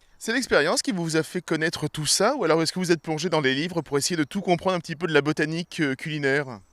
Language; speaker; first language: French; native; French